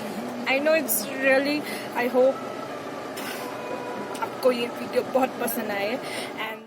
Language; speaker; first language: Hindi; non-native, local second language; Assamese